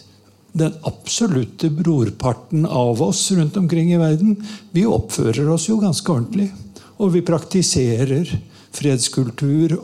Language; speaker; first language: Norwegian; native; Norwegian